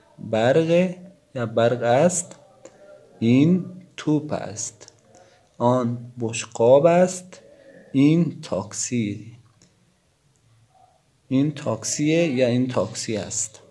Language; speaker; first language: Persian; non-native, fluent; Urdu